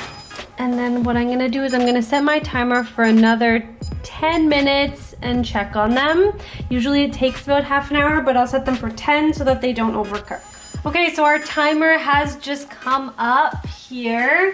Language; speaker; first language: English; native; English